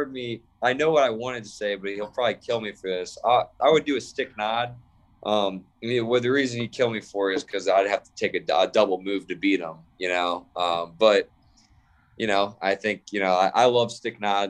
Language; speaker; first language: English; native; English